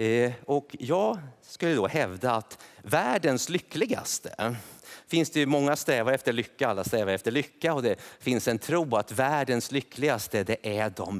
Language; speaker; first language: Swedish; native; Swedish